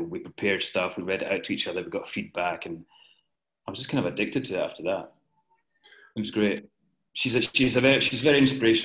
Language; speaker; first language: English; native; English